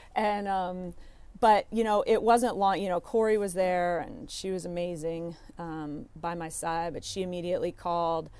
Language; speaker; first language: English; native; English